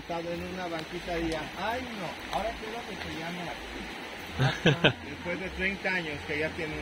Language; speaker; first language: Spanish; native; Spanish